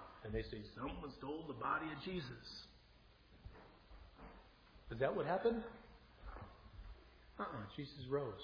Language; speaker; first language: English; native; English